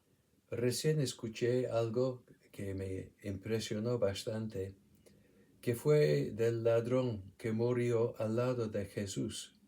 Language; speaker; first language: Spanish; non-native, fluent; English